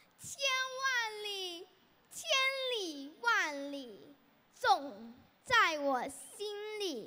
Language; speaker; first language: Chinese; early bilingual, heritage; Chinese